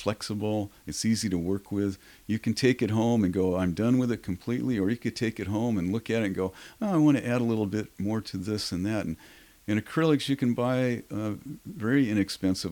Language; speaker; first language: English; native; English